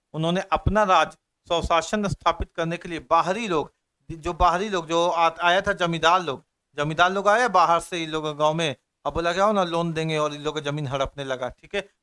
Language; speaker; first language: Hindi; native; Hindi